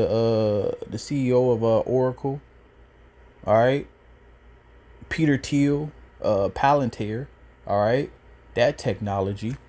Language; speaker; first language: English; native; English